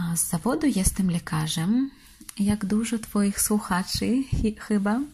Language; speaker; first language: Polish; non-native, fluent; Russian